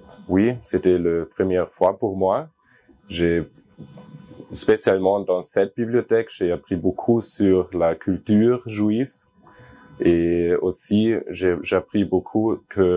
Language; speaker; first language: French; non-native, learner; German